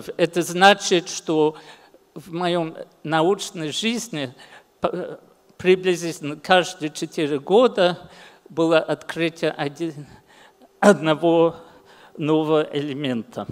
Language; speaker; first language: Russian; early bilingual, heritage; English